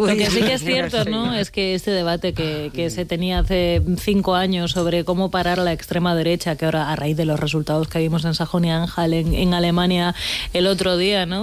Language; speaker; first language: Spanish; native; Spanish